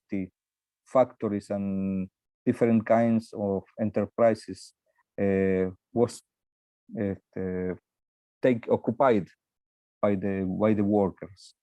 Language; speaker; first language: English; non-native, learner; Spanish